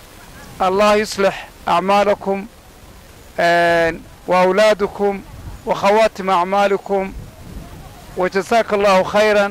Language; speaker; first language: Arabic; non-native, learner; Somali